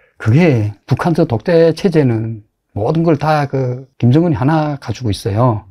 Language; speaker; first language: Korean; native; Korean